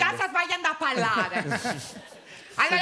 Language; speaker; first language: Italian; native; Italian